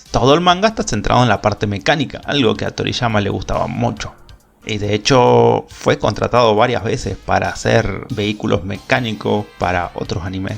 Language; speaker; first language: Spanish; native; Spanish